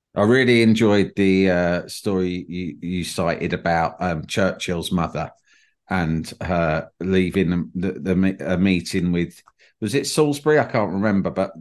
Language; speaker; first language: English; native; English